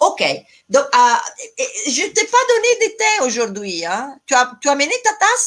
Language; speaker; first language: French; non-native, fluent; Italian